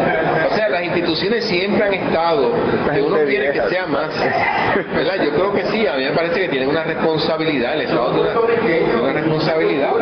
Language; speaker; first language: Spanish; native; Spanish